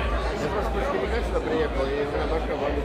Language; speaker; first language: Russian; native; Russian